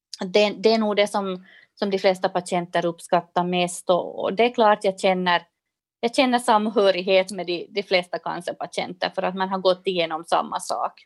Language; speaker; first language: Swedish; native; Swedish